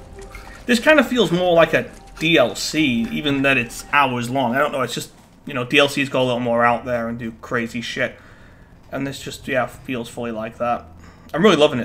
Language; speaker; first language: English; native; English